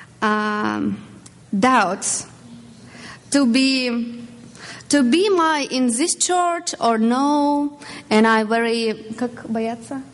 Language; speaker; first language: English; non-native, learner; Russian